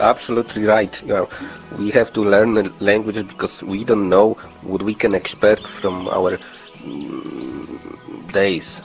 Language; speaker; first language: English; non-native, learner; Polish